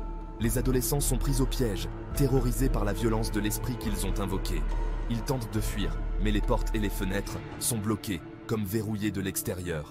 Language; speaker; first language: French; native; French